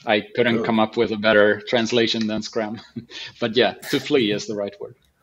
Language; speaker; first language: English; non-native, fluent; Spanish